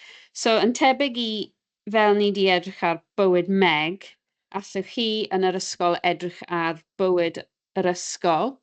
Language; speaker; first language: Welsh; non-native, local second language; English